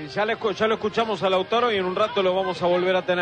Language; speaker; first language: Spanish; native; Spanish